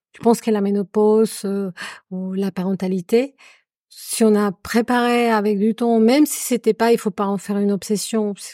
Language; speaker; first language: French; non-native, fluent; Spanish